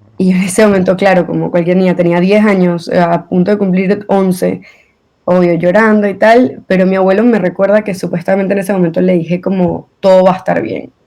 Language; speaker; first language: Spanish; native; Spanish